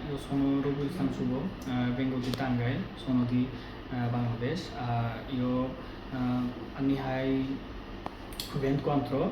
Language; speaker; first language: Italian; non-native, learner; Bangla